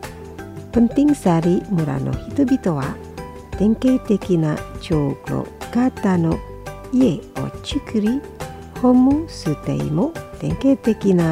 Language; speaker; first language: Japanese; non-native, fluent; Indonesian